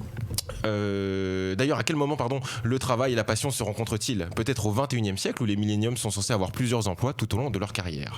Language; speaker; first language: French; native; French